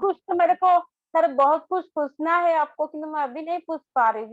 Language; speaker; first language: Hindi; non-native, local second language; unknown